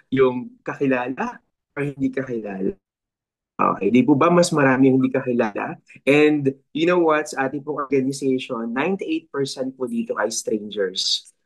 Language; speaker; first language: Filipino; native; Filipino